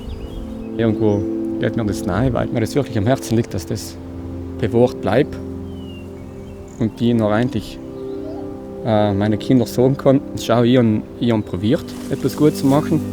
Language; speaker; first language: German; native; German